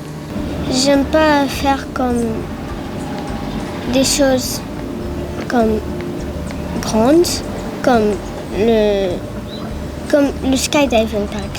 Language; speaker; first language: French; early bilingual, heritage; French